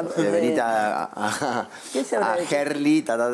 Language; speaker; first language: Spanish; native; Spanish